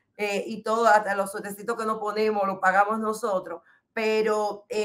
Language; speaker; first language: Spanish; native; Spanish